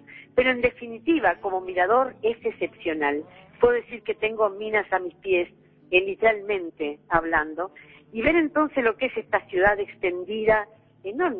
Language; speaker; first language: Spanish; native; Spanish